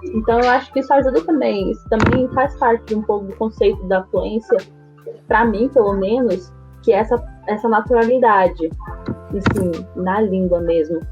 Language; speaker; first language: Portuguese; native; Portuguese